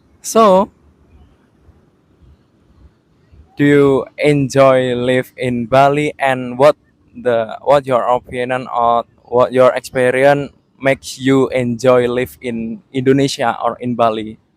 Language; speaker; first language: English; non-native, learner; Indonesian